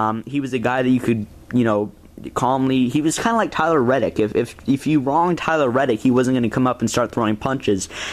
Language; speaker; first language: English; native; English